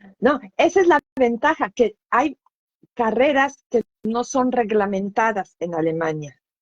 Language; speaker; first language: Spanish; native; Spanish